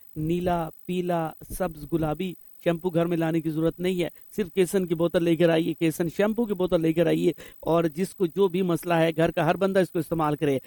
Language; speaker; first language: Urdu; non-native, local second language; Pashto